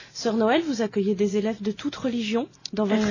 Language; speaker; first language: French; native; French